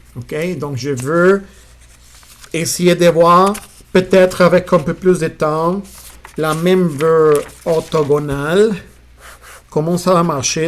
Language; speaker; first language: French; non-native, fluent; Spanish